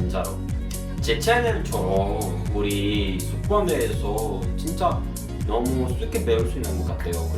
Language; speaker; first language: Korean; non-native, learner; Spanish